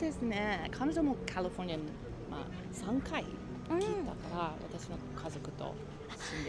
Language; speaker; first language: Japanese; non-native, learner; English